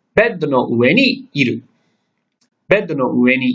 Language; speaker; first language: Japanese; non-native, fluent; English